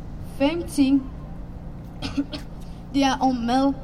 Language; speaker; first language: Danish; non-native, learner; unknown